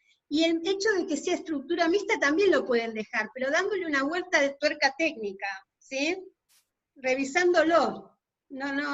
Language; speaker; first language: Spanish; native; Spanish